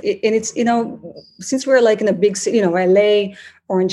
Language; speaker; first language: English; non-native, fluent; Portuguese